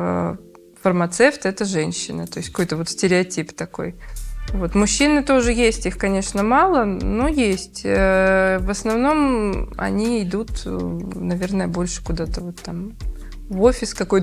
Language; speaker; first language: Russian; native; Russian